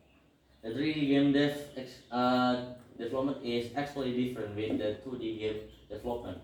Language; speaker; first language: English; non-native, learner; Indonesian